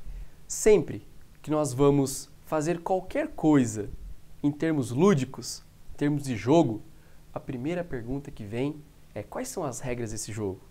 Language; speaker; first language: Portuguese; native; Portuguese